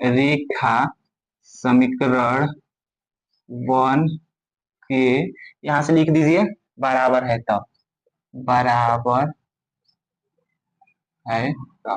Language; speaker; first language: Hindi; native; Hindi